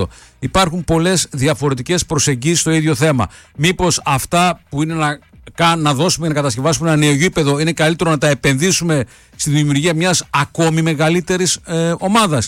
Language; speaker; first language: Greek; native; Greek